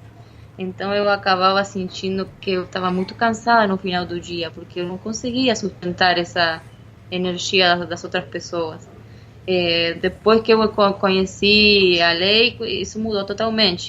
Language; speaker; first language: Portuguese; non-native, fluent; Spanish